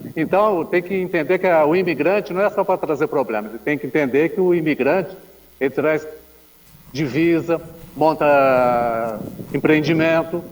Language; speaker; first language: Portuguese; native; Portuguese